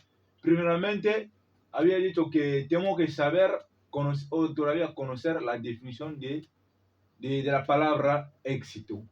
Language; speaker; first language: Spanish; non-native, learner; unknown